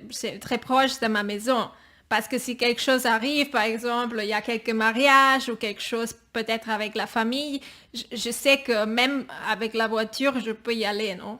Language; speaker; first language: French; non-native, fluent; Catalan